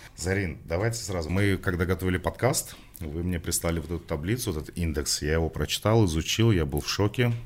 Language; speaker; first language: Russian; non-native, local second language; Tajik